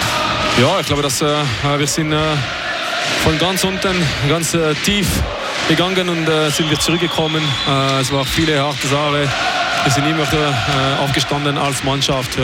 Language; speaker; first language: German; non-native, local second language; French